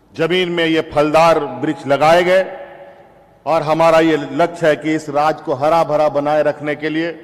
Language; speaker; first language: Hindi; native; Hindi